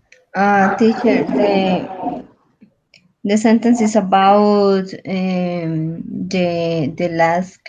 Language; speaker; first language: English; non-native, learner; Spanish